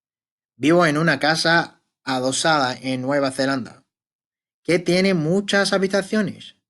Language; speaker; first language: Spanish; non-native, fluent; Arabic